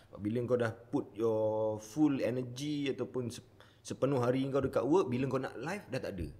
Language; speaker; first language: Malay; native; Malay